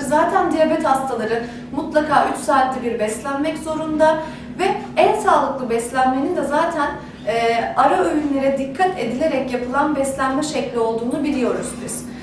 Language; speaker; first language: Turkish; native; Turkish